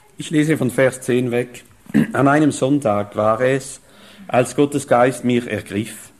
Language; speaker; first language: German; non-native, fluent; French